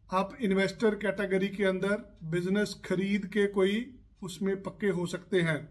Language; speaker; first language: Hindi; non-native, local second language; Punjabi